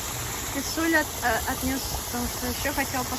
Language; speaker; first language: Russian; early bilingual, heritage; Russian